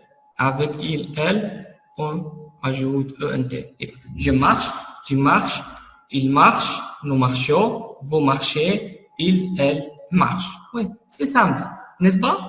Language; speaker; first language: French; non-native, fluent; Arabic